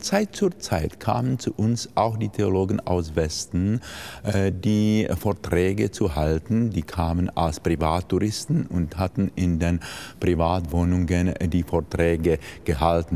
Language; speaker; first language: German; non-native, fluent; Czech